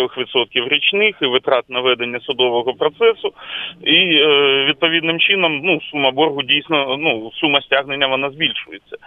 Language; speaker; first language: Ukrainian; native; Ukrainian